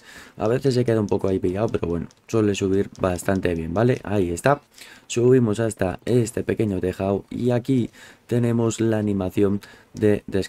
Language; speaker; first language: Spanish; native; Spanish